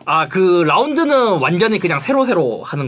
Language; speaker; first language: Korean; native; Korean